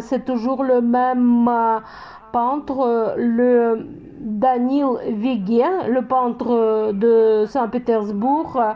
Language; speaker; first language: French; non-native, fluent; Russian